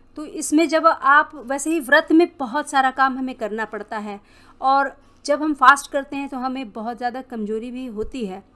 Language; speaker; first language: Hindi; native; Hindi